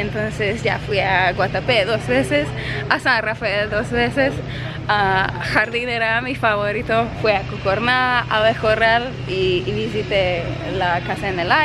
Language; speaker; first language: Spanish; non-native, fluent; Hungarian